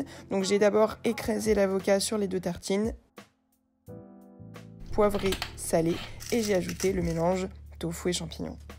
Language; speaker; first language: French; native; French